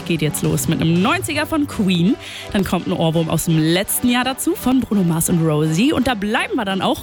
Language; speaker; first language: German; native; German